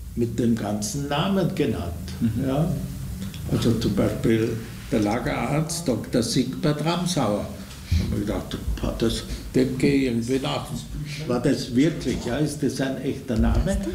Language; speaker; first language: German; native; German